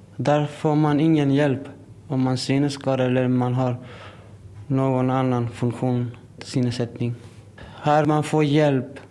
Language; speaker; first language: Swedish; non-native, learner; Persian